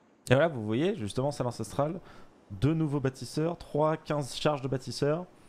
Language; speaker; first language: French; native; French